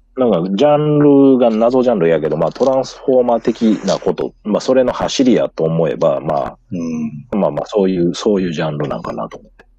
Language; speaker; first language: Japanese; native; Japanese